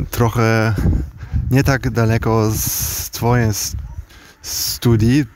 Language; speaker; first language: Polish; early bilingual, heritage; Polish